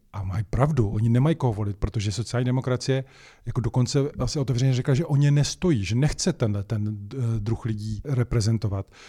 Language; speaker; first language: Czech; native; Czech